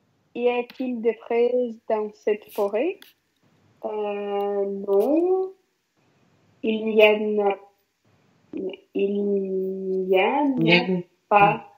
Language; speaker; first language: French; non-native, learner; Russian